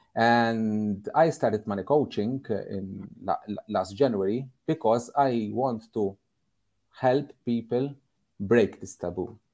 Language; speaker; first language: English; non-native, fluent; Maltese